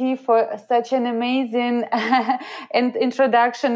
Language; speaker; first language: English; non-native, fluent; Ukrainian